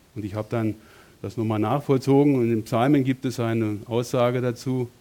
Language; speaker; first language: German; native; German